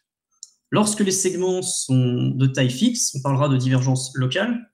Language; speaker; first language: French; native; French